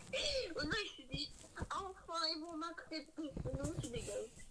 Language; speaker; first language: French; native; French